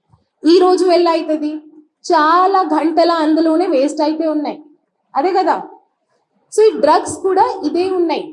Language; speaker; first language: Telugu; non-native, fluent; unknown